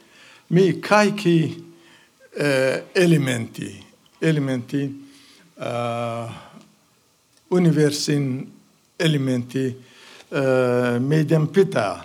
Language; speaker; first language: Finnish; non-native, learner; Central Kurdish